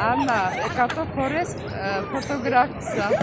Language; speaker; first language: Greek; non-native, learner; Armenian